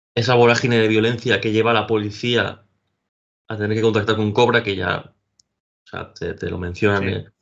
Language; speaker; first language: Spanish; native; Spanish